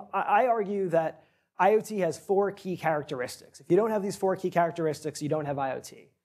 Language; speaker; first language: English; native; English